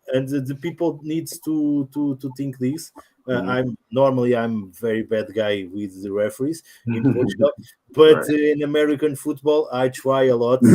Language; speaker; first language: English; non-native, learner; Portuguese